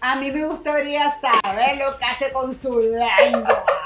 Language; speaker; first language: Spanish; non-native, learner; English